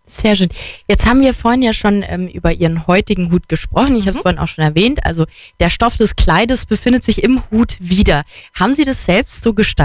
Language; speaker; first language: German; native; German